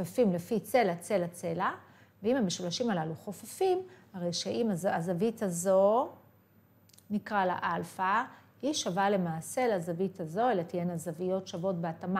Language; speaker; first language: Hebrew; native; Hebrew